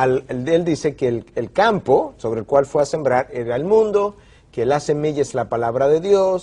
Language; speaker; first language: Spanish; native; Spanish